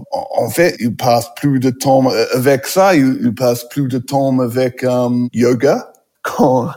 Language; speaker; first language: French; non-native, fluent; English